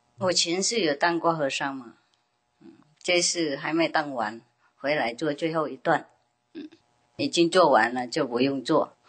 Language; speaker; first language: Chinese; non-native, fluent; Vietnamese